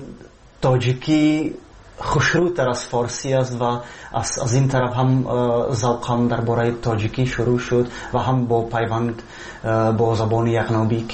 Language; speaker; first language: Persian; non-native, fluent; Czech